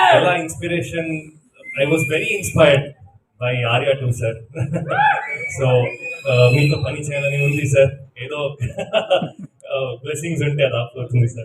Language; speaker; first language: Telugu; non-native, learner; Kannada